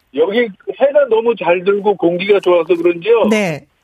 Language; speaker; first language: Korean; native; Korean